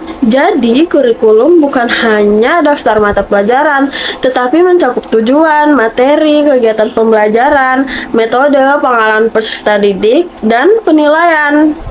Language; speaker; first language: Indonesian; native; Indonesian